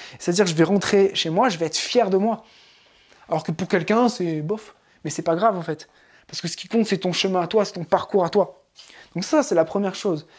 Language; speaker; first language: French; native; French